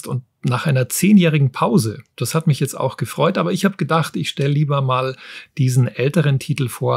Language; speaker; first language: German; native; German